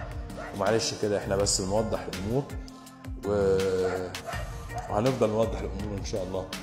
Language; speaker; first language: Arabic; native; Arabic